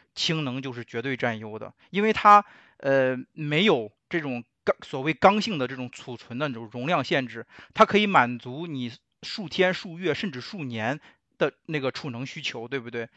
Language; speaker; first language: Chinese; native; Chinese